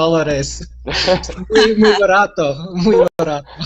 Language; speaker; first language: Spanish; non-native, learner; English